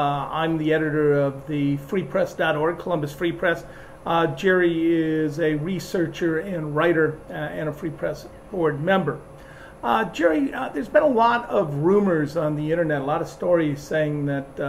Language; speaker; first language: English; native; English